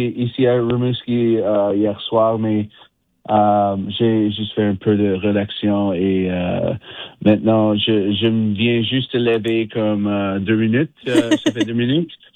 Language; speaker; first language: French; non-native, fluent; English